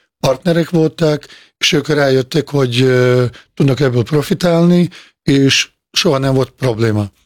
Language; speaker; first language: Hungarian; non-native, fluent; Bosnian